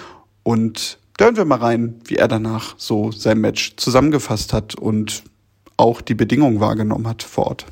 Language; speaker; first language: German; native; German